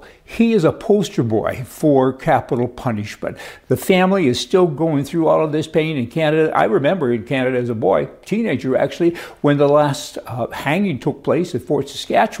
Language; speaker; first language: English; native; English